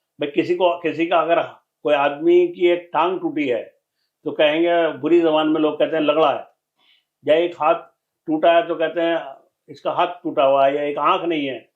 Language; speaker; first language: Urdu; native; Urdu